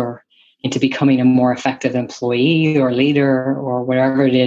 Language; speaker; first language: English; native; English